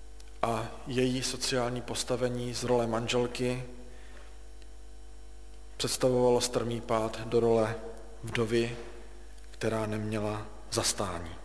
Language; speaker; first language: Czech; native; Czech